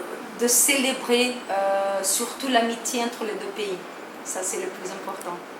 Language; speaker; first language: French; non-native, fluent; Portuguese